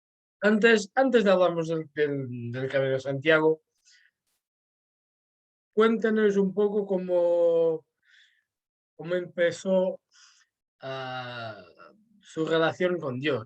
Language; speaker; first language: Spanish; non-native, fluent; Portuguese